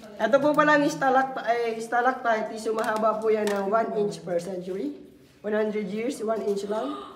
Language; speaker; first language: Filipino; non-native, local second language; Bikol